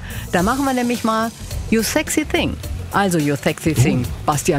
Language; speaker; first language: German; native; German